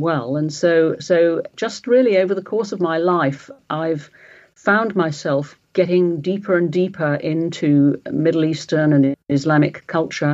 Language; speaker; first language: English; native; English